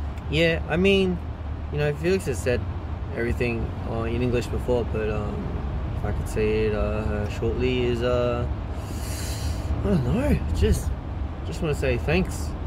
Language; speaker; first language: English; early bilingual, other home language; Korean